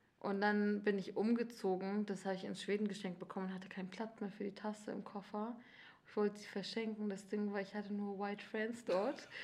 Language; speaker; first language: German; early bilingual, other home language; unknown